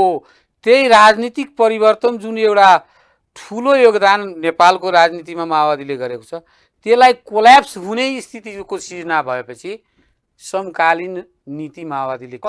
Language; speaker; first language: Nepali; native; Nepali